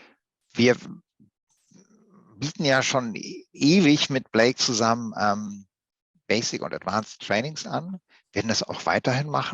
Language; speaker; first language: German; native; German